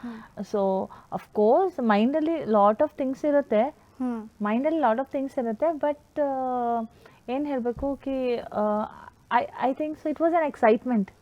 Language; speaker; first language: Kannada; non-native, learner; Hindi